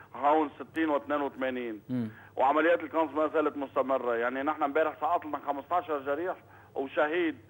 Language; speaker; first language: Arabic; native; Arabic